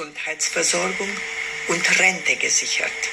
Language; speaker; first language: German; non-native, fluent; Romanian